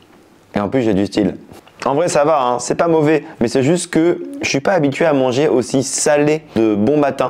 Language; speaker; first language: French; native; French